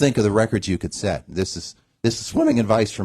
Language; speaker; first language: English; native; English